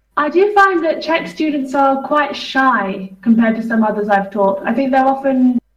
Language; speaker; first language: English; native; English